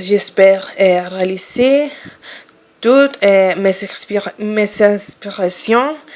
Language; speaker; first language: French; non-native, fluent; Spanish